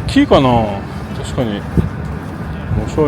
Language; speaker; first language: Japanese; non-native, fluent; French